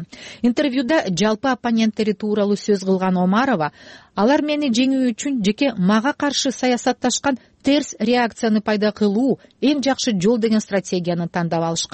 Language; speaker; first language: Kyrgyz; native; Kyrgyz